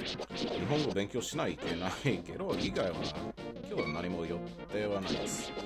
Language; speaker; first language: Japanese; non-native, fluent; English